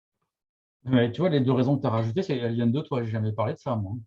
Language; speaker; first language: French; native; French